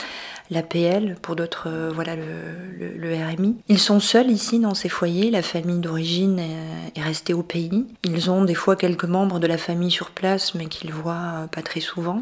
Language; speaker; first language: French; native; French